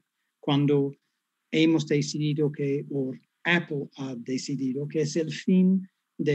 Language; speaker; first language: Spanish; non-native, fluent; English